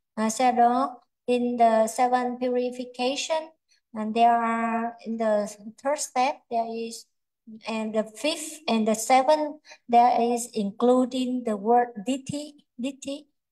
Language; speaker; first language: English; non-native, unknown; Vietnamese